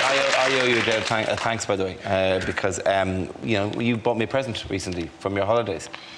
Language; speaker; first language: English; native; English